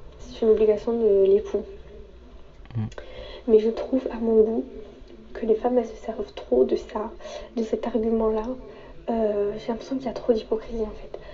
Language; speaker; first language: French; native; French